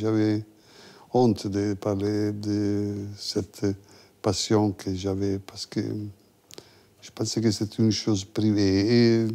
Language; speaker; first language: French; non-native, fluent; Italian